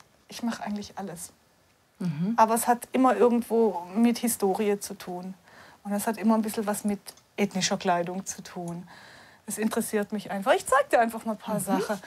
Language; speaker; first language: German; native; German